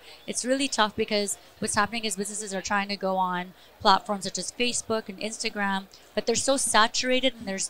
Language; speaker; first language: English; native; English